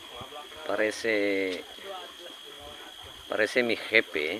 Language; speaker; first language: Spanish; non-native, learner; Indonesian